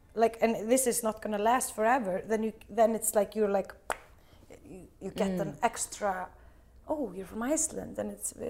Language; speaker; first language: English; non-native, fluent; Icelandic